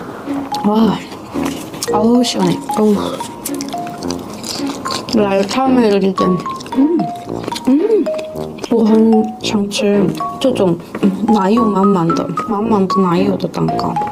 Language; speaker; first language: Chinese; non-native, learner; Korean